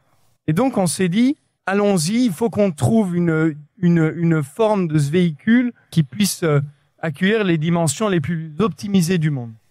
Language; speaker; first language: French; native; French